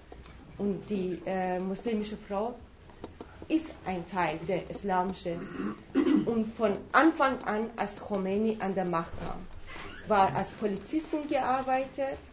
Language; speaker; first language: German; non-native, fluent; Persian